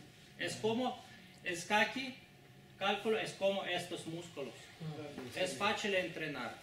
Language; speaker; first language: Italian; non-native, learner; Spanish